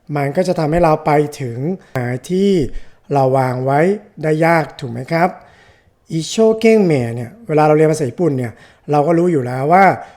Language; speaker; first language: Thai; native; Thai